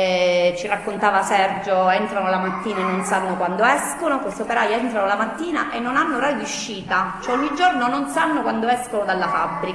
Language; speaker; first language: Italian; native; Italian